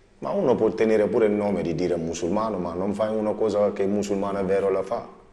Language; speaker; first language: Italian; non-native, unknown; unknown